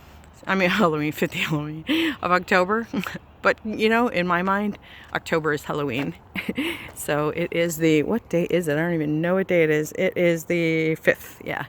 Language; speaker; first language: English; native; English